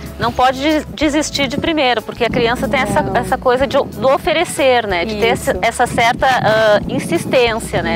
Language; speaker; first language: Portuguese; native; Portuguese